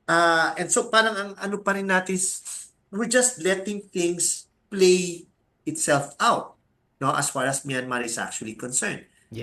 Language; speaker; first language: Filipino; native; Filipino